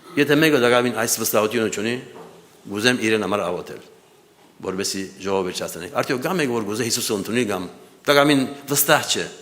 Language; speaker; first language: Armenian; early bilingual, heritage; Armenian